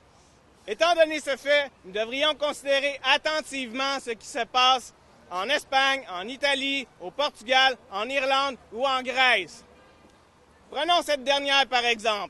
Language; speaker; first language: French; native; French